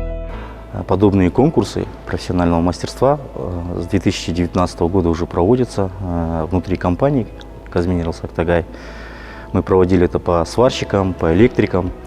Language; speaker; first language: Russian; native; Russian